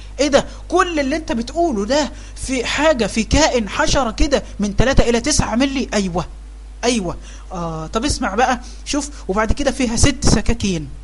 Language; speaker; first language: Arabic; native; Arabic